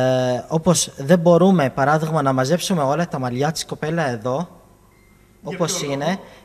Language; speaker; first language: Greek; non-native, fluent; Arabic